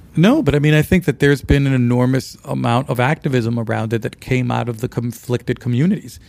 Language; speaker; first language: English; early bilingual, other home language; Spanish